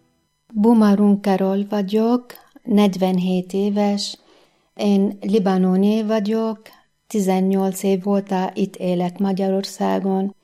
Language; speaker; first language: Hungarian; non-native, learner; Arabic